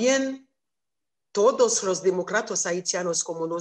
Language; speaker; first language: Spanish; non-native, learner; Haitian Creole